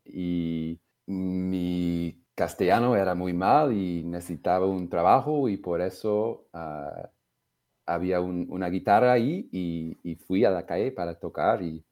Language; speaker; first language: Spanish; non-native, fluent; English